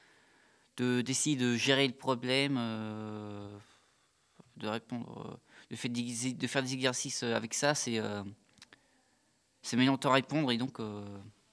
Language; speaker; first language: French; native; French